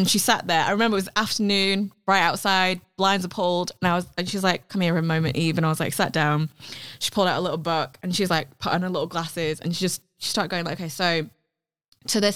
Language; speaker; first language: English; non-native, local second language; Cantonese